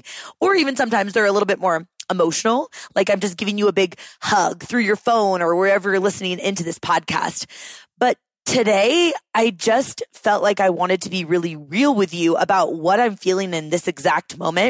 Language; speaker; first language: English; native; English